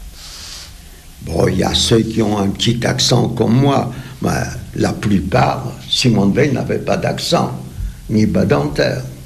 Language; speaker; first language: French; non-native, fluent; Polish